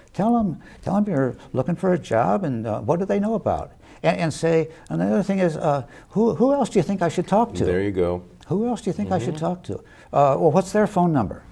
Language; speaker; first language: English; native; English